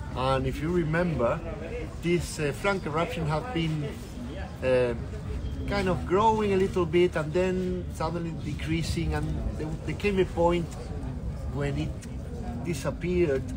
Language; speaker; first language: English; non-native, fluent; Spanish